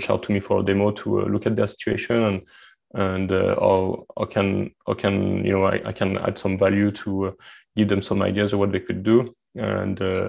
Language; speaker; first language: English; non-native, fluent; French